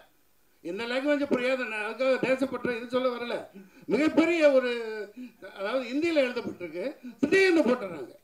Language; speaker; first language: Tamil; native; Tamil